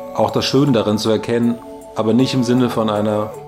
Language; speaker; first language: German; native; German